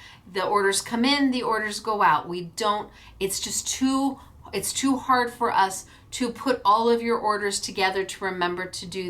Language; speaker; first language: English; native; English